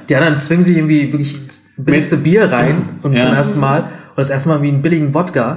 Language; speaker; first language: German; native; German